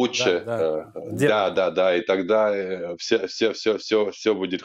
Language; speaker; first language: Russian; non-native, local second language; Latvian